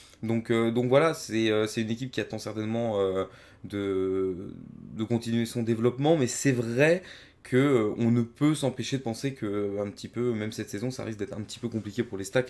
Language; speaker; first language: French; native; French